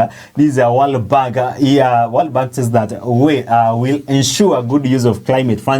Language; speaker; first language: English; non-native, local second language; Swahili